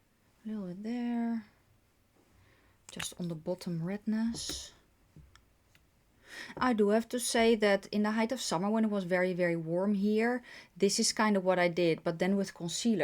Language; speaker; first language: English; non-native, fluent; Dutch